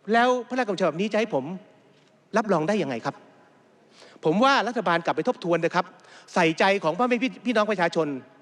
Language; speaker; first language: Thai; native; Thai